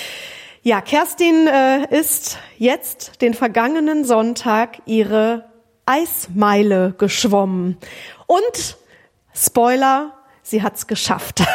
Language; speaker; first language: German; native; German